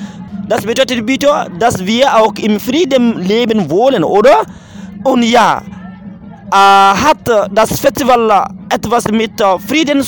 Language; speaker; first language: German; non-native, fluent; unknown